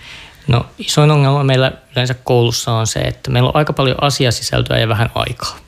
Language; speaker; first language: Finnish; native; Finnish